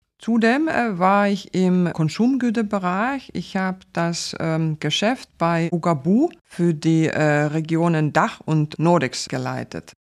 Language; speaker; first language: German; non-native, fluent; Finnish